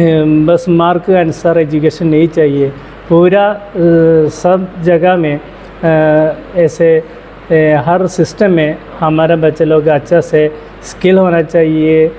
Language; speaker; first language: Hindi; non-native, local second language; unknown